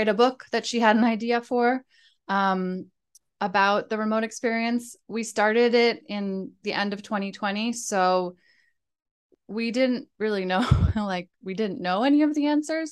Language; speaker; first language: English; native; English